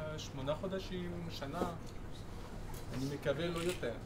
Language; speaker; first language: Hebrew; non-native, fluent; French